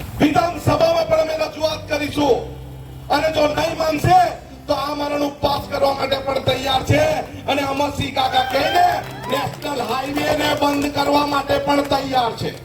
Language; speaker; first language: Gujarati; non-native, local second language; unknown